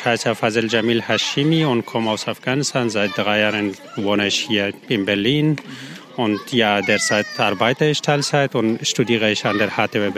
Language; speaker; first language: German; non-native, learner; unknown